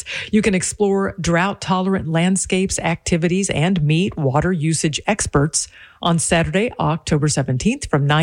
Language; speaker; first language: English; native; English